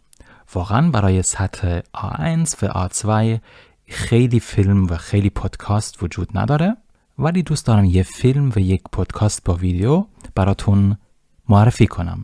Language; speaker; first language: Persian; non-native, fluent; German